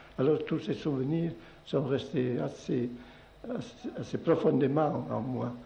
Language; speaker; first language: French; non-native, local second language; Occitan